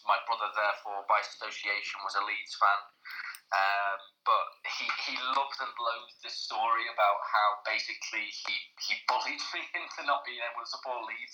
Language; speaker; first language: English; native; English